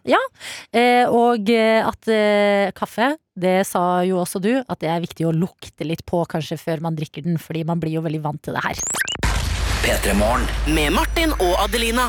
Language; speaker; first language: Norwegian; native; Norwegian